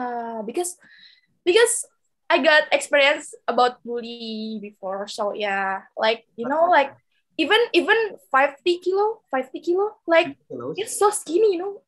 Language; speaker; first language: English; non-native, local second language; Indonesian